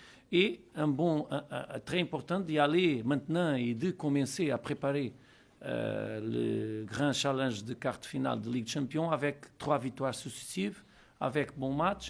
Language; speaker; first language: French; non-native, learner; Portuguese